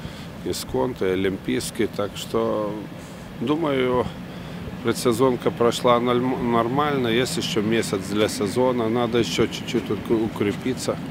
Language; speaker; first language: Russian; non-native, fluent; Lithuanian